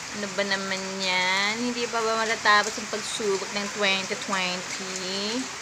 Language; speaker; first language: Filipino; non-native, local second language; Pampanga